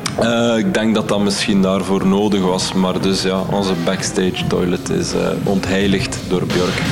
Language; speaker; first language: Dutch; native; Dutch